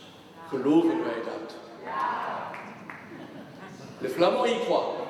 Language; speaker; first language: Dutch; non-native, local second language; French